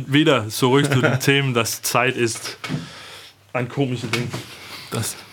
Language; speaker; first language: German; non-native, fluent; Danish